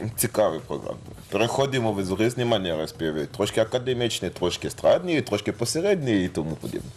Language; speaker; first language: Ukrainian; non-native, learner; Lingala